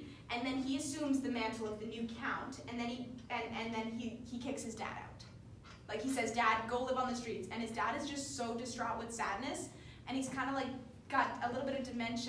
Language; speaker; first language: English; native; English